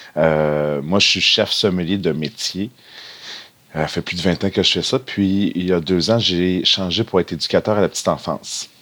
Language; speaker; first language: French; native; French